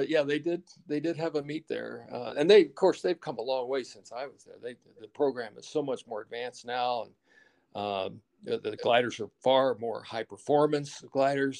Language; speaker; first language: English; native; English